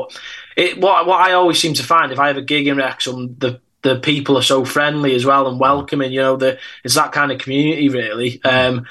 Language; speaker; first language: English; native; English